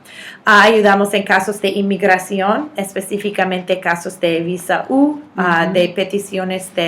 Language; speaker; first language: Spanish; non-native, fluent; English